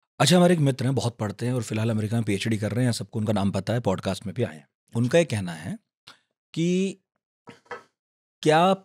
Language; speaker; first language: Hindi; native; Hindi